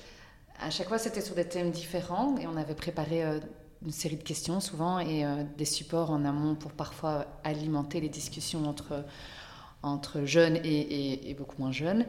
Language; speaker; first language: French; native; French